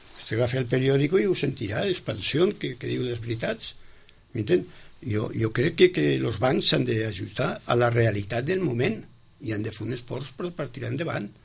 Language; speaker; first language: Catalan; non-native, local second language; Spanish